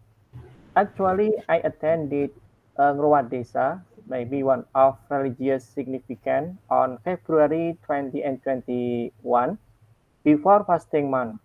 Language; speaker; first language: English; non-native, learner; Indonesian